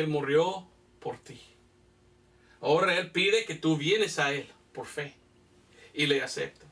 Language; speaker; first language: Spanish; non-native, fluent; English